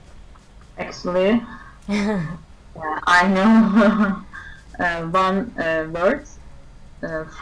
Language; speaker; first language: English; non-native, learner; Turkish